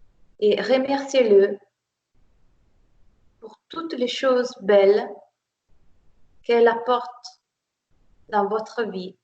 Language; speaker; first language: French; non-native, fluent; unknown